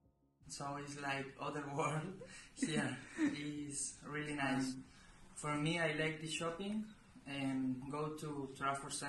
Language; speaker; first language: English; non-native, learner; Spanish